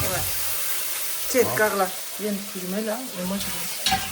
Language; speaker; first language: French; non-native, fluent; Armenian